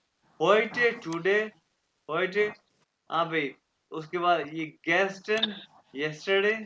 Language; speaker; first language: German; non-native, fluent; Urdu